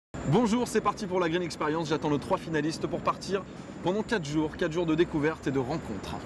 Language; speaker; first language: French; native; French